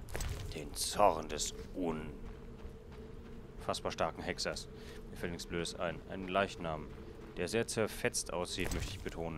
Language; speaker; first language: German; native; German